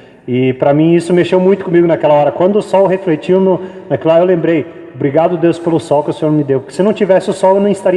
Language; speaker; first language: Portuguese; native; Portuguese